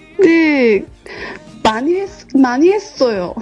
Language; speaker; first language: Korean; non-native, learner; Chinese